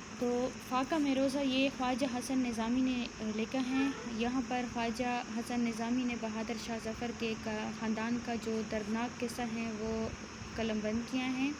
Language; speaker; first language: Urdu; non-native, local second language; Pashto